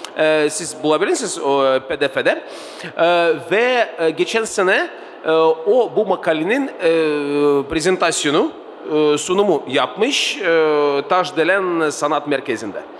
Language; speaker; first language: Turkish; non-native, fluent; Russian